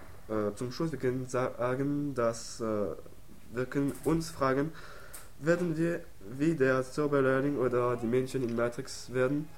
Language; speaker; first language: German; non-native, learner; French